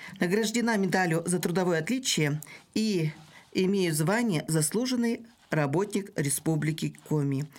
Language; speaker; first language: Russian; non-native, local second language; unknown